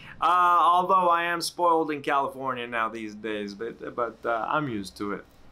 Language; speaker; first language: English; early bilingual, other home language; Spanish